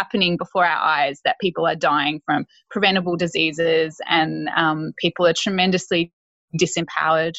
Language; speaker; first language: English; native; English